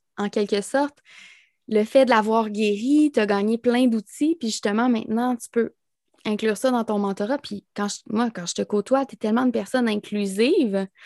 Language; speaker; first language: French; native; French